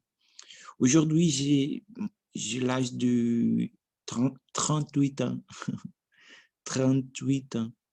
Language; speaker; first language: French; non-native, learner; Portuguese